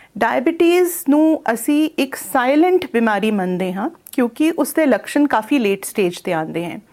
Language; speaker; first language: Punjabi; non-native, local second language; Hindi